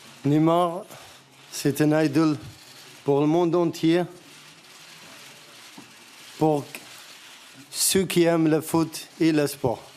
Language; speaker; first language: French; non-native, learner; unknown